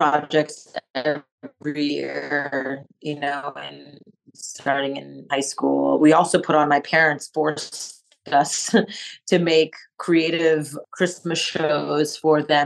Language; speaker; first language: English; non-native, fluent; French